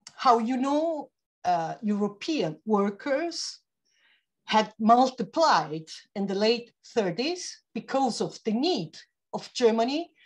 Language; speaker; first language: English; non-native, fluent; Italian